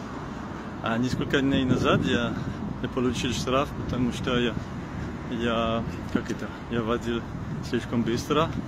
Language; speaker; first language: Russian; non-native, learner; French